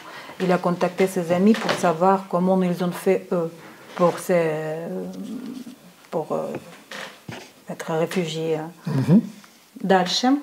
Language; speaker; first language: French; non-native, fluent; Ukrainian